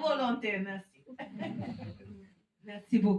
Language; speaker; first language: French; non-native, fluent; English